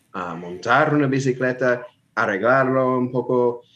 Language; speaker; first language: Spanish; non-native, fluent; English